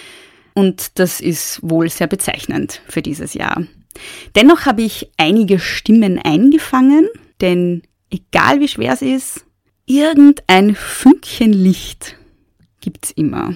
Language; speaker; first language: German; native; German